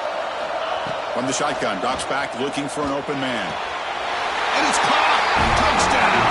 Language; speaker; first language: English; native; English